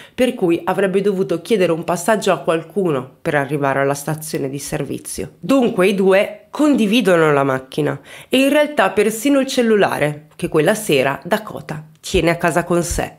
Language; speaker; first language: Italian; native; Italian